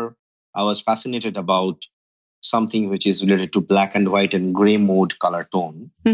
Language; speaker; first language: English; non-native, local second language; Bangla